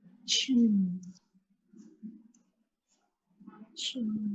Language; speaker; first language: Chinese; non-native, learner; Indonesian